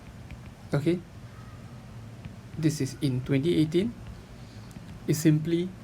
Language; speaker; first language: English; native; English